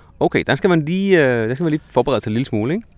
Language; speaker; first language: Danish; native; Danish